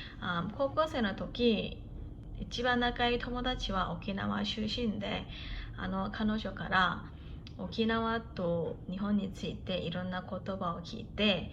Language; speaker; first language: Japanese; non-native, fluent; Korean